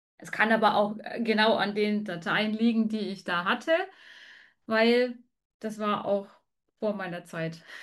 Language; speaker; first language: German; native; German